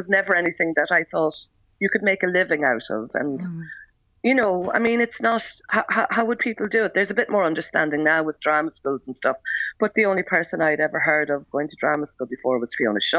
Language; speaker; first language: English; native; English